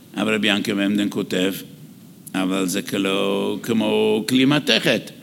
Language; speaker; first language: Hebrew; non-native, fluent; English